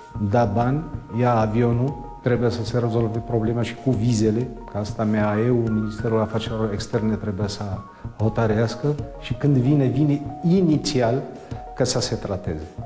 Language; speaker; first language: Romanian; non-native, fluent; Arabic